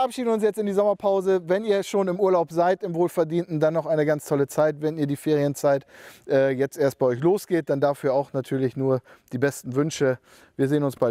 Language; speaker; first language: German; native; German